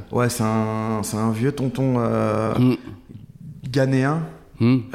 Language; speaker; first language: French; native; French